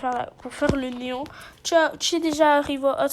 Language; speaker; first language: French; native; French